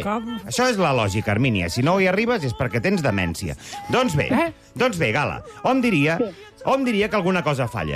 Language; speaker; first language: Catalan; native; Catalan